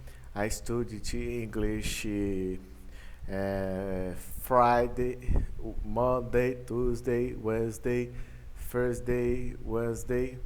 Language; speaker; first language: English; non-native, learner; Portuguese